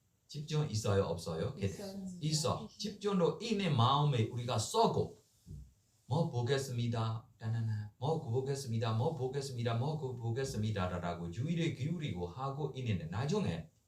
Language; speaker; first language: Korean; non-native, learner; Burmese